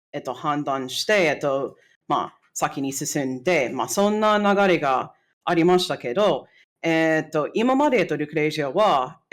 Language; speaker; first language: Japanese; non-native, fluent; English